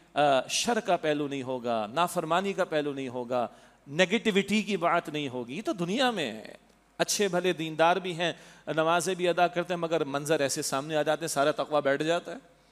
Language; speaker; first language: Urdu; native; Urdu